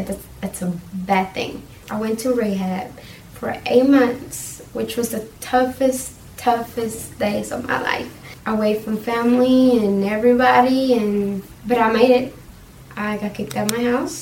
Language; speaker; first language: English; early bilingual, other home language; Spanish